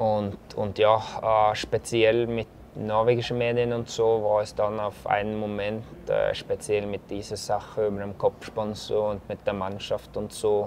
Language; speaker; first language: German; non-native, fluent; Norwegian